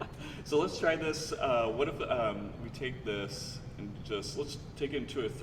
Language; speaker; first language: English; native; English